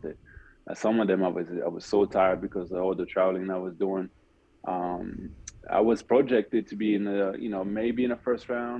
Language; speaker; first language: English; non-native, fluent; French